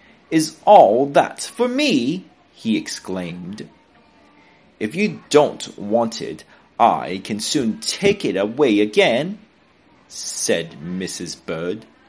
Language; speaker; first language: English; non-native, local second language; Cantonese